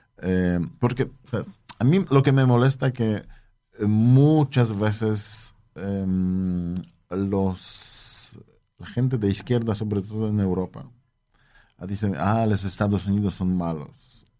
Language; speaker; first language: Spanish; non-native, fluent; Polish